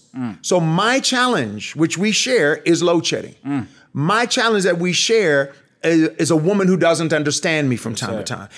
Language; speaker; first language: English; native; English